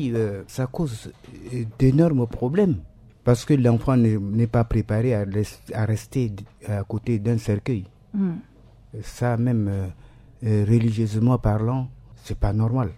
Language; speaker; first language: French; non-native, local second language; Sango